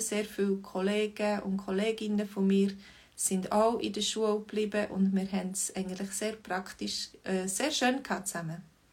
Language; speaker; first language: German; native; German